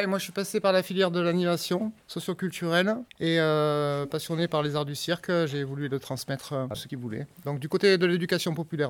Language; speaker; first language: French; native; French